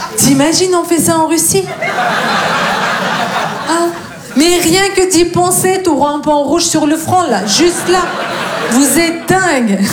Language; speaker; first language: French; non-native, fluent; Russian